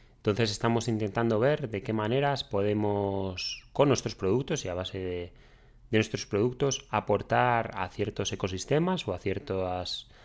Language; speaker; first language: Spanish; native; Spanish